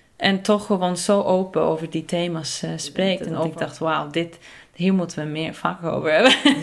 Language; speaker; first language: Dutch; non-native, fluent; Norwegian